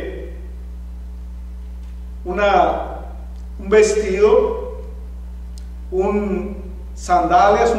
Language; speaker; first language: Spanish; native; Spanish